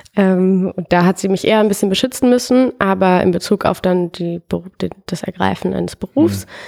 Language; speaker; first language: German; native; German